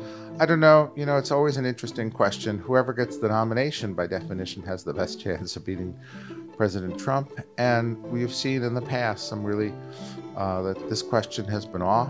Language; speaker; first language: English; native; English